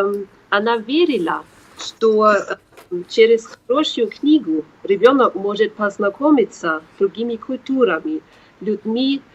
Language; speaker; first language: Russian; non-native, fluent; German